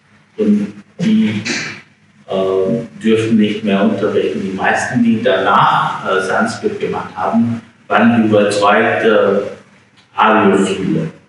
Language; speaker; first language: German; non-native, fluent; English